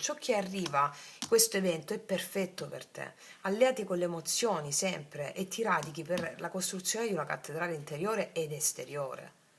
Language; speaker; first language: Italian; native; Italian